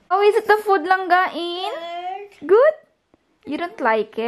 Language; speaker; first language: English; non-native, learner; Filipino